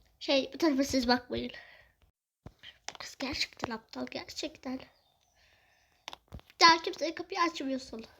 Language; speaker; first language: Turkish; native; Turkish